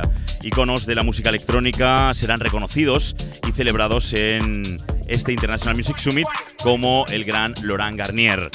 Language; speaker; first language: Spanish; native; Spanish